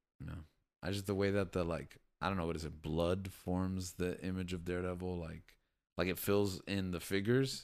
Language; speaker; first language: English; native; English